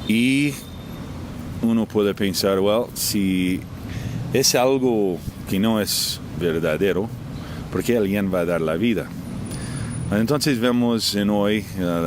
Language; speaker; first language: Spanish; non-native, fluent; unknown